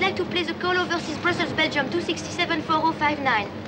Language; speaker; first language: English; non-native, fluent; French